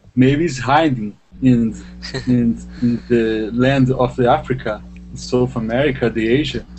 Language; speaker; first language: English; non-native, learner; Portuguese